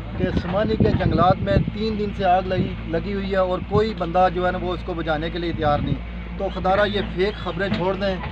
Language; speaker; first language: Urdu; non-native, local second language; Pahari-Potwari